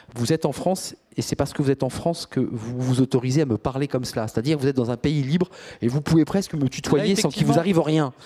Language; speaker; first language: French; native; French